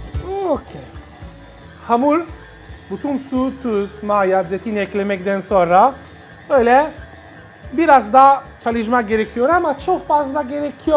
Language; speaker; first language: Turkish; non-native, learner; Italian